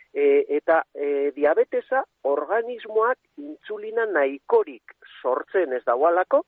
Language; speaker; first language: Basque; native; Basque